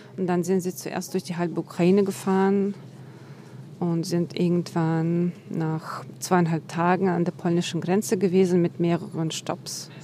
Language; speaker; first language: German; non-native, fluent; Russian